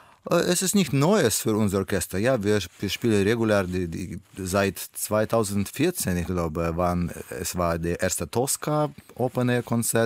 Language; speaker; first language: German; non-native, learner; Russian